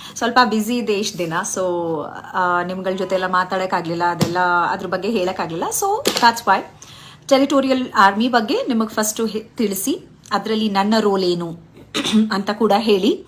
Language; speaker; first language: Kannada; native; Kannada